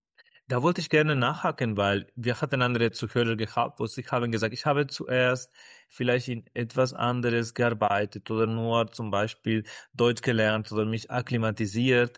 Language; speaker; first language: German; non-native, fluent; Spanish